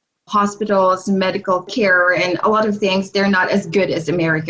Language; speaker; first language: English; non-native, local second language; Hiligaynon